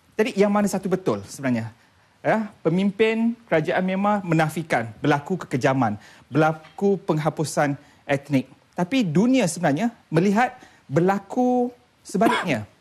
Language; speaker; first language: Malay; native; Malay